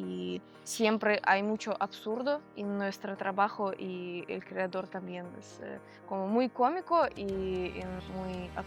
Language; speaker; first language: Spanish; non-native, fluent; Russian